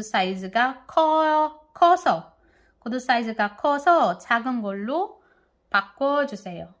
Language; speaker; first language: Korean; non-native, fluent; Filipino